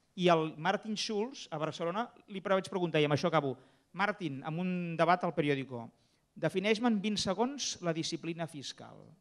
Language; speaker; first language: Catalan; native; Catalan